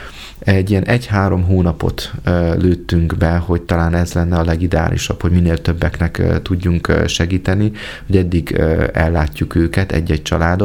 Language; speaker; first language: Hungarian; native; Hungarian